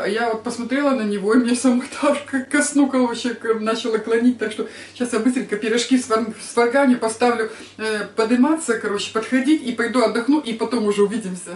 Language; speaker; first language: Russian; native; Russian